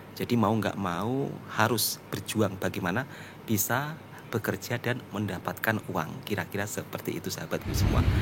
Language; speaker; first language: Indonesian; native; Indonesian